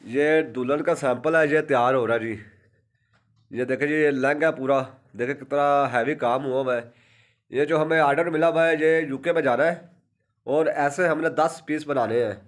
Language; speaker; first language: Urdu; non-native, local second language; Punjabi